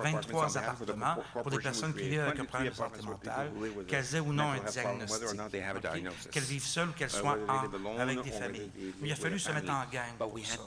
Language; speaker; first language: French; native; French